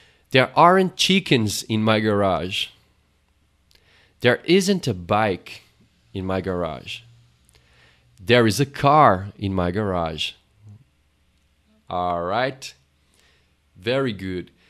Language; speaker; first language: English; non-native, fluent; Portuguese